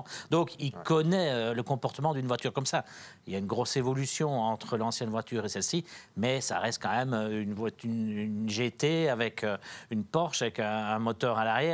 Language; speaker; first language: French; native; French